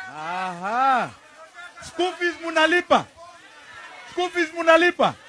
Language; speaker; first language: Swahili; non-native, local second language; Kikuyu